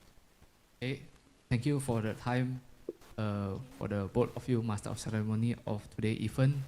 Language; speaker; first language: English; non-native, fluent; Indonesian